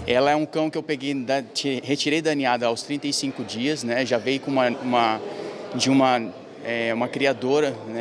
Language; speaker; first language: Portuguese; native; Portuguese